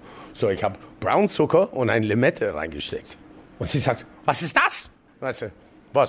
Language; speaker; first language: German; non-native, fluent; English